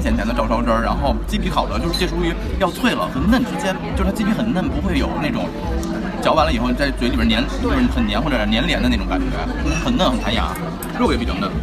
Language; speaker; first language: Chinese; native; Chinese